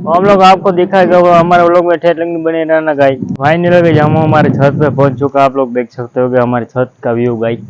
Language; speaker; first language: Hindi; non-native, local second language; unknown